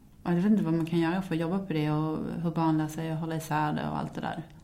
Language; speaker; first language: Swedish; native; Swedish